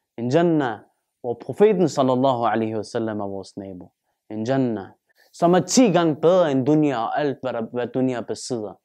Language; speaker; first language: Danish; early bilingual, other home language; Turkish